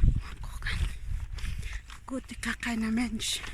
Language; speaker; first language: German; non-native, learner; Filipino